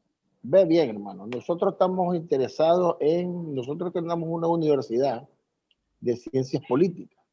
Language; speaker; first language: Spanish; native; Spanish